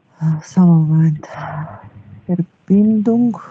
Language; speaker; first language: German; non-native, learner; Macedonian